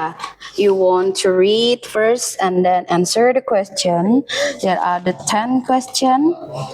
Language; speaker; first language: English; non-native, learner; Indonesian